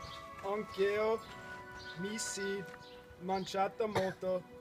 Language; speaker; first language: Italian; non-native, learner; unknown